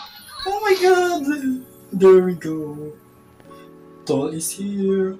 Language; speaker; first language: English; non-native, local second language; Filipino